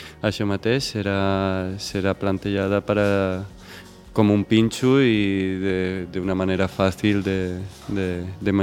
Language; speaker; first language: Catalan; non-native, local second language; Spanish